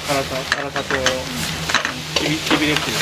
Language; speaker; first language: Japanese; native; Japanese